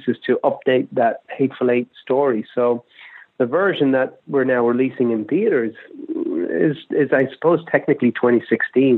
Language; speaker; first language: English; native; English